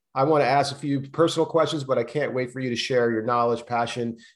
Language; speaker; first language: English; native; English